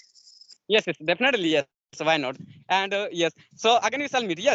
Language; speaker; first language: English; non-native, learner; Santali